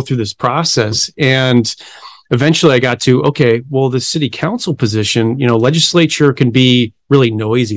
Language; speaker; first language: English; native; English